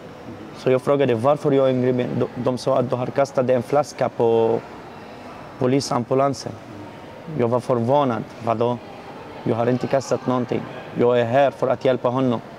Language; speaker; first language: Swedish; non-native, learner; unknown